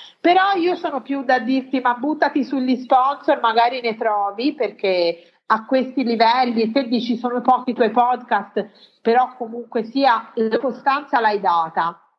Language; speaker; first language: Italian; native; Italian